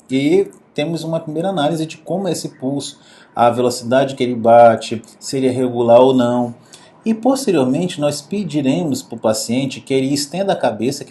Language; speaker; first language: Portuguese; native; Portuguese